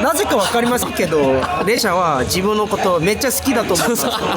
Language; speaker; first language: Japanese; non-native, learner; Korean